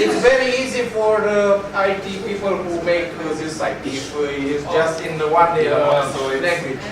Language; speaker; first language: English; non-native, learner; Romanian